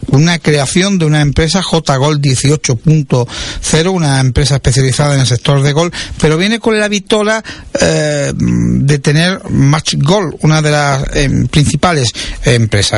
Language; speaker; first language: Spanish; native; Spanish